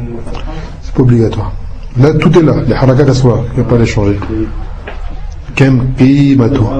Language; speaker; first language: French; native; French